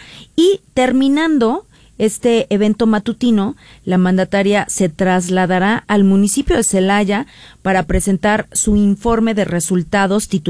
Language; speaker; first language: Spanish; native; Spanish